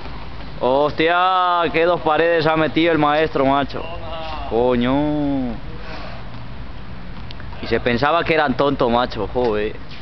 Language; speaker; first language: Spanish; native; Spanish